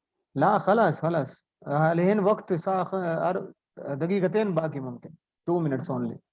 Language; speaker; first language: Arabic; non-native, learner; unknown